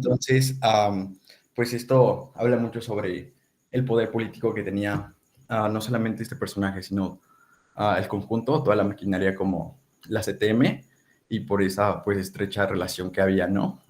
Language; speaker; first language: Spanish; native; Spanish